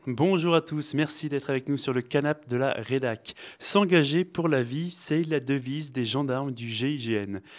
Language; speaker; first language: French; native; French